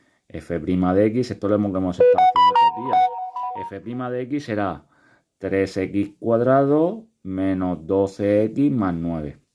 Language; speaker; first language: Spanish; native; Spanish